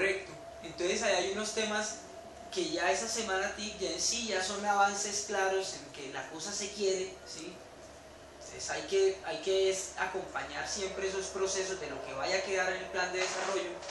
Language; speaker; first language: Spanish; native; Spanish